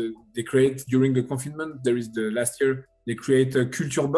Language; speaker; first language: English; non-native, learner; French